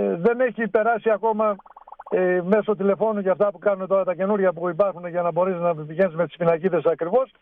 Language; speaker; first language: Greek; native; Greek